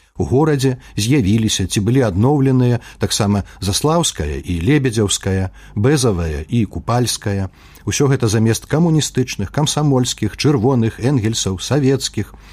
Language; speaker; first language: Belarusian; native; Belarusian